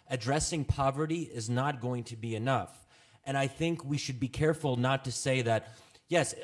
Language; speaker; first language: English; native; English